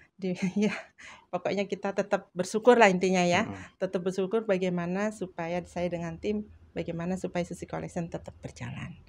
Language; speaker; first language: Indonesian; native; Indonesian